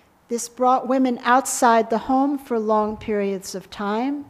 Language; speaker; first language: English; native; English